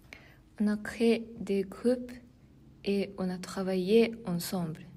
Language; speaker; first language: French; non-native, learner; Japanese